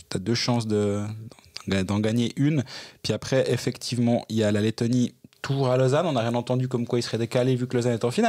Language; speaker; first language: French; native; French